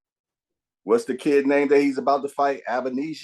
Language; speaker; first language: English; native; English